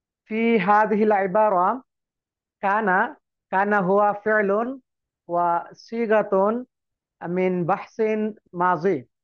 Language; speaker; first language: Arabic; non-native, learner; Bangla